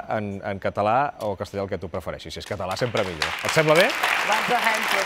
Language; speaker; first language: Catalan; native; Catalan